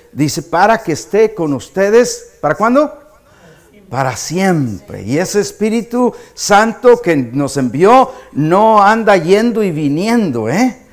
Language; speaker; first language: Spanish; native; Spanish